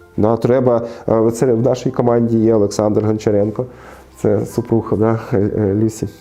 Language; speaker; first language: Ukrainian; non-native, local second language; Russian